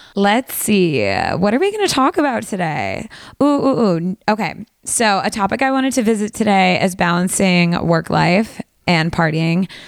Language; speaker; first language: English; native; English